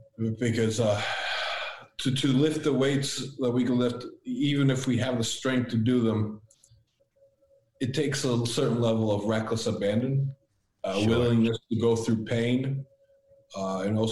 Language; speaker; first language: English; early bilingual, other home language; Latvian